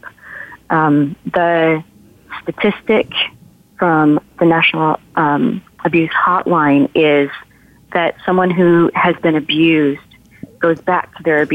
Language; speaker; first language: English; native; English